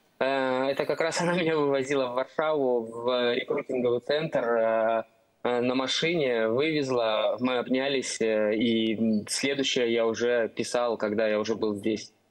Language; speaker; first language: Russian; native; Russian